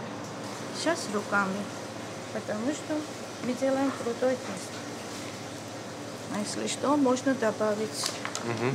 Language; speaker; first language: Russian; non-native, fluent; Georgian